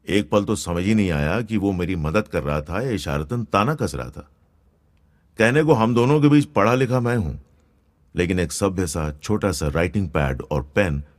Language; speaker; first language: Hindi; non-native, local second language; Gujarati